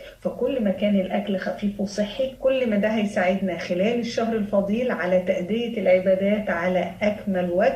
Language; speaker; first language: Arabic; native; Arabic